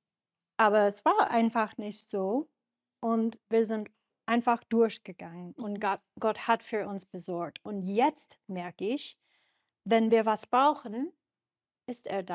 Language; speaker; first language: German; non-native, learner; English